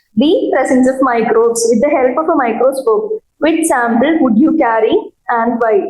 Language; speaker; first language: English; non-native, local second language; Malayalam